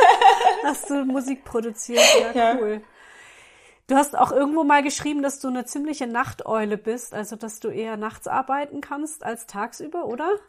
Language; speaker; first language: German; native; German